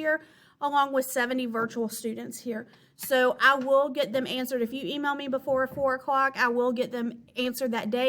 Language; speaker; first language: English; native; English